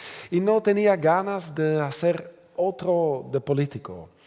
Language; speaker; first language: Spanish; non-native, fluent; Dutch